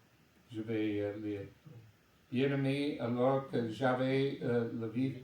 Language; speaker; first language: French; non-native, learner; English